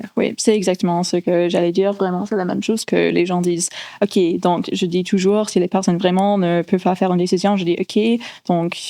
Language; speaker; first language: French; non-native, local second language; English